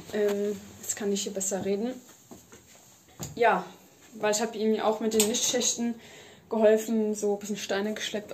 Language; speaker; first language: German; native; German